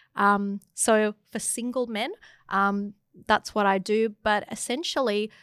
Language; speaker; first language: English; native; English